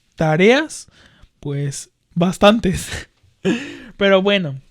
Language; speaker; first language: Spanish; early bilingual, heritage; Spanish